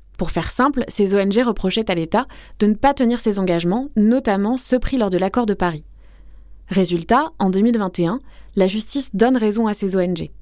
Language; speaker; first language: French; native; French